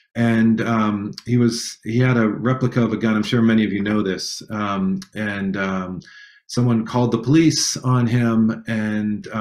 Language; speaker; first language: English; native; English